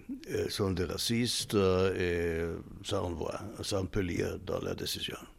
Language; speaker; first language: French; non-native, fluent; German